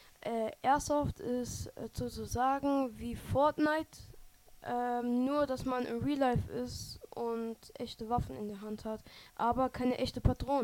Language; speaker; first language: German; native; German